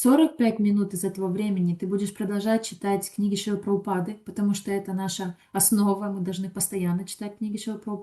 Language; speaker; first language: Russian; native; Russian